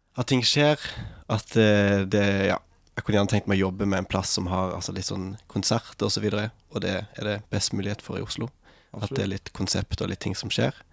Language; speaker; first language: Norwegian; native; Norwegian